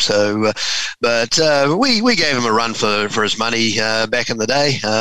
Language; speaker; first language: English; native; English